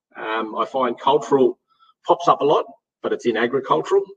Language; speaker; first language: English; native; English